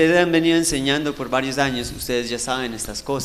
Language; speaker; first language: Spanish; native; Spanish